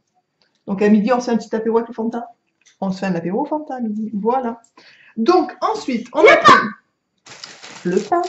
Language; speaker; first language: French; native; French